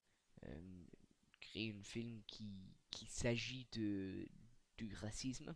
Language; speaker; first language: French; non-native, learner; English